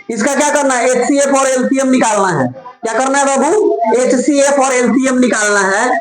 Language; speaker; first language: Hindi; native; Hindi